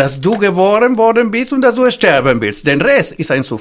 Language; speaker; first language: German; non-native, fluent; Spanish